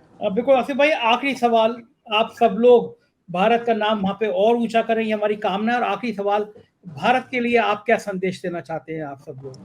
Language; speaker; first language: Hindi; native; Hindi